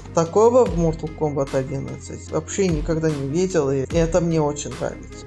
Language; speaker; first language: Russian; native; Russian